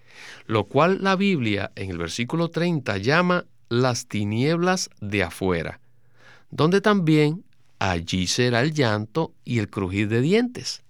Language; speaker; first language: Spanish; native; Spanish